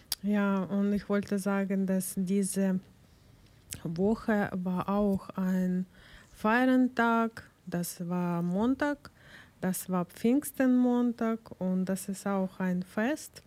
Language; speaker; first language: German; non-native, learner; Ukrainian